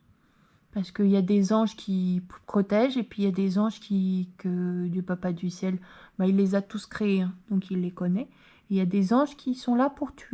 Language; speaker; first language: French; native; French